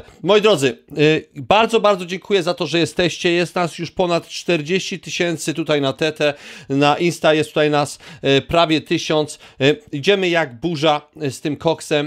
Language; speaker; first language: Polish; native; Polish